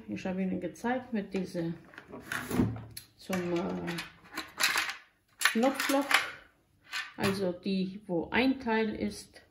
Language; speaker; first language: German; non-native, learner; Croatian